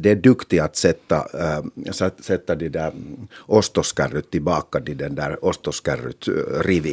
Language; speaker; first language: Swedish; non-native, local second language; Finnish